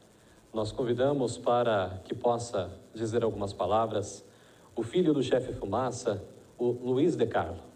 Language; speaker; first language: Portuguese; native; Portuguese